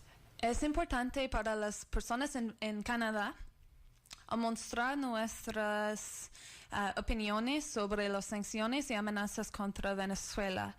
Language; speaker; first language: Spanish; non-native, learner; English